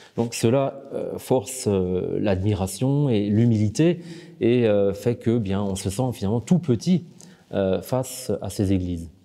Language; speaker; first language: French; native; French